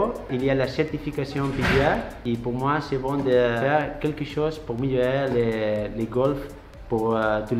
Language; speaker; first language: French; non-native, learner; Spanish